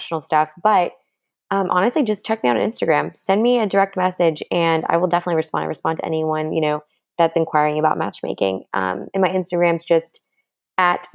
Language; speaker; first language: English; non-native, fluent; French